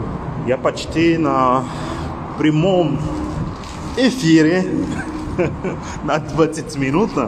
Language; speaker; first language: Russian; non-native, learner; French